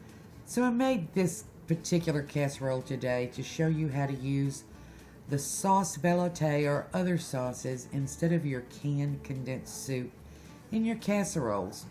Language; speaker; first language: English; native; English